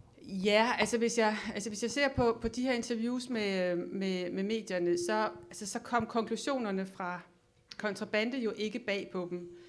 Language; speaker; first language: Danish; native; Danish